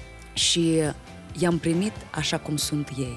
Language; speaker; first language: Romanian; non-native, local second language; Russian